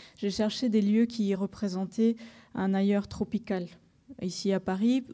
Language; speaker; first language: French; non-native, fluent; Spanish